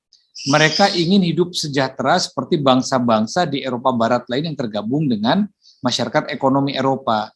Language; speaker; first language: Indonesian; native; Indonesian